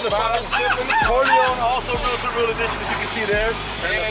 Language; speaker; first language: English; native; English